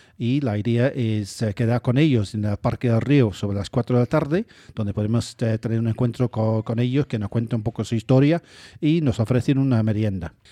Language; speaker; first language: Spanish; non-native, fluent; English